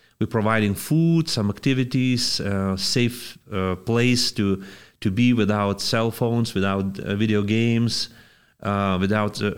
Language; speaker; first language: English; non-native, fluent; Lithuanian